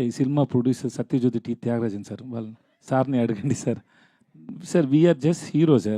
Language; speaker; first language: Telugu; non-native, learner; Tamil